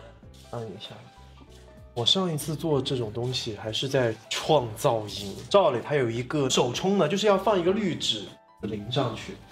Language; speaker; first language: Chinese; native; Chinese